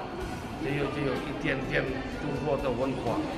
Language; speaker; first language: Chinese; non-native, learner; Indonesian